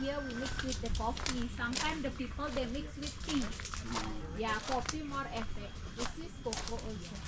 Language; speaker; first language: English; non-native, learner; Balinese